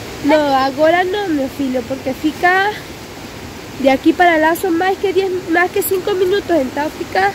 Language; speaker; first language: Portuguese; non-native, local second language; Spanish